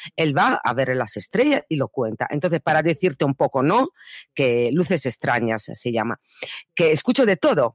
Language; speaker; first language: Spanish; non-native, fluent; Italian